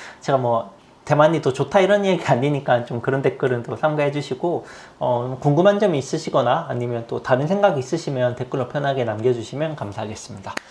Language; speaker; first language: Korean; native; Korean